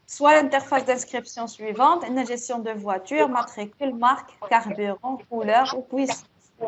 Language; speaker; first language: French; non-native, local second language; Arabic